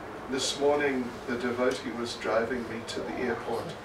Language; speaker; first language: English; native; English